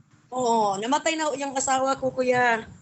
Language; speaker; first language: Filipino; non-native, local second language; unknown